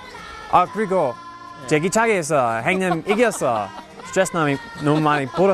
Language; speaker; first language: Korean; non-native, fluent; English